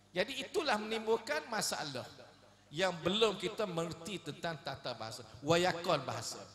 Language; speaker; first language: Malay; native; Malay